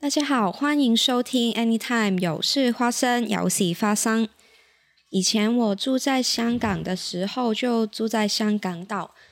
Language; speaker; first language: Chinese; non-native, local second language; Cantonese